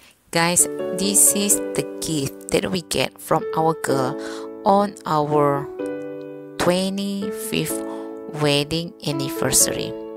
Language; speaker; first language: English; non-native, learner; Indonesian